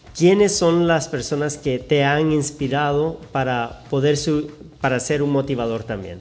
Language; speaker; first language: Spanish; native; Spanish